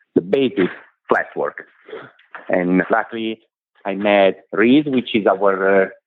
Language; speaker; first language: English; non-native, fluent; Italian